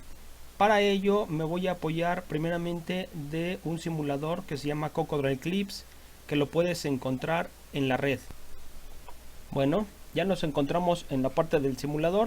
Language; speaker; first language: Spanish; native; Spanish